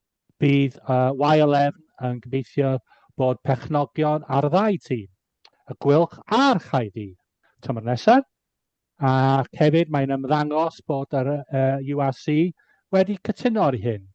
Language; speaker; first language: Welsh; non-native, fluent; English